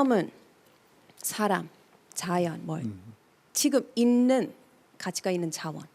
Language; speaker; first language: Korean; non-native, fluent; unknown